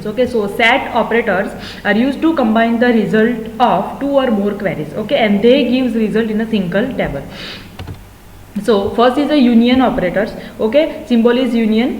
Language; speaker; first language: English; non-native, local second language; Gujarati